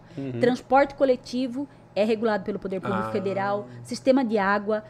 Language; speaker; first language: Portuguese; native; Portuguese